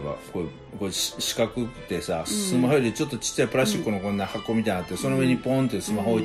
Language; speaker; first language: Japanese; native; Japanese